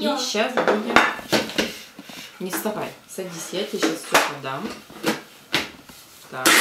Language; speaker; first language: Russian; native; Russian